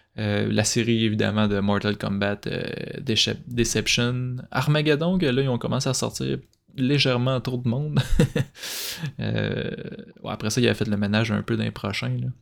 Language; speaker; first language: French; native; French